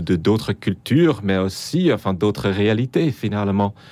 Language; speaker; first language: French; non-native, fluent; Dutch